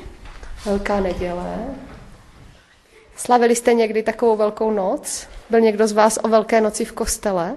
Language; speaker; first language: Czech; native; Czech